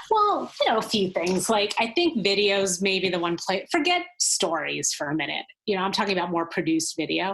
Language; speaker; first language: English; native; English